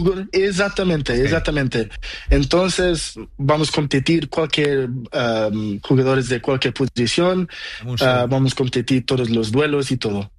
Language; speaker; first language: Spanish; non-native, learner; Portuguese